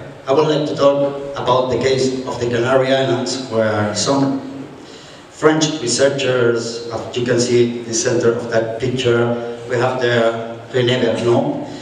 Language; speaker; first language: English; non-native, fluent; Spanish